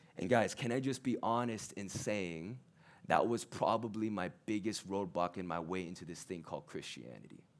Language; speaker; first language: English; early bilingual, other home language; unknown